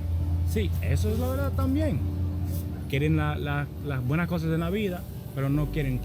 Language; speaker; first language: Spanish; non-native, learner; English